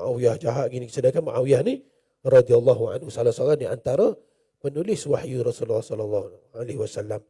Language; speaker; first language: Malay; native; Malay